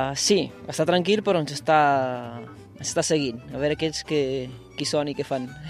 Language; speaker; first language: Catalan; non-native, fluent; Spanish